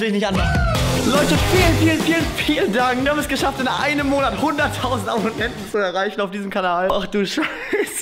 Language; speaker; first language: German; native; German